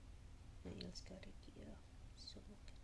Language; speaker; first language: Swedish; non-native, learner; English